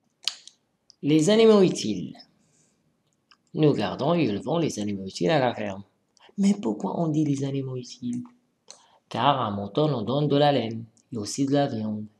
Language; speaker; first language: French; non-native, local second language; Arabic